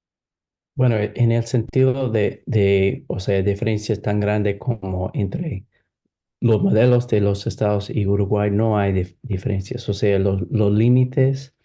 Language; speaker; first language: Spanish; non-native, fluent; English